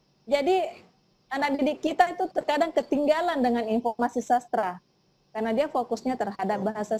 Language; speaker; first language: Indonesian; native; Indonesian